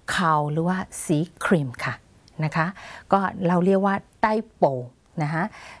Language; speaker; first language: Thai; non-native, fluent; Burmese